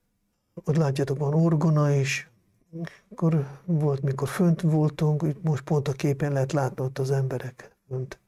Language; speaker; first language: Hungarian; non-native, local second language; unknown